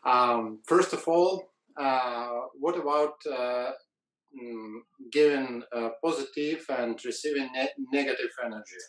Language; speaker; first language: English; non-native, learner; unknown